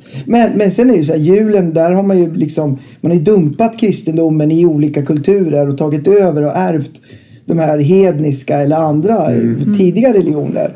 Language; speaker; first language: Swedish; native; Swedish